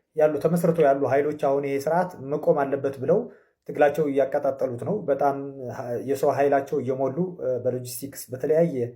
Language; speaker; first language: Amharic; non-native, local second language; Tigrinya